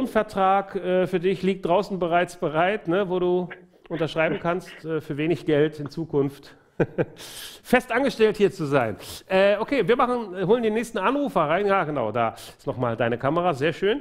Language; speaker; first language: German; native; German